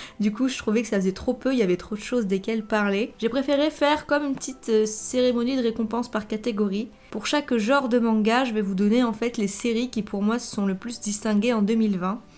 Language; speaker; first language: French; native; French